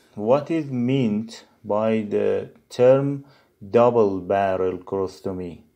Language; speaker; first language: English; non-native, fluent; Persian